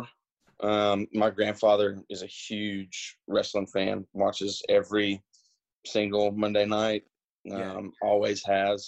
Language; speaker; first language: English; native; English